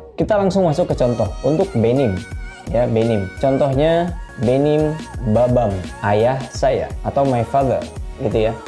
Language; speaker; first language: Indonesian; native; Indonesian